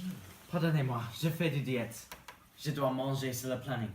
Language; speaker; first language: French; non-native, learner; English